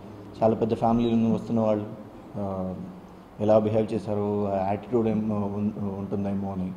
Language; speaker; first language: Telugu; non-native, learner; Tamil